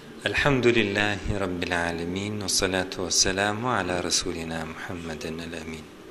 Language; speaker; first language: Arabic; non-native, fluent; Turkish